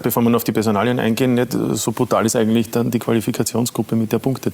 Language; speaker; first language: German; native; German